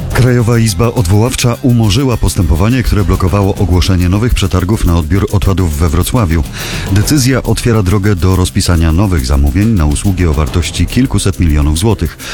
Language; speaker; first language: Polish; native; Polish